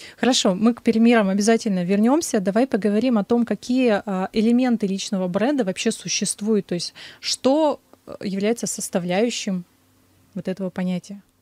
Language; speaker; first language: Russian; native; Russian